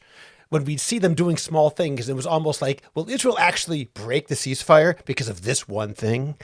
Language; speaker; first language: English; native; English